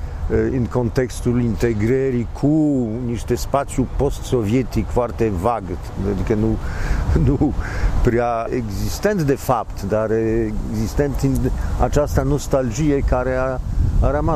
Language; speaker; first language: Romanian; non-native, fluent; Polish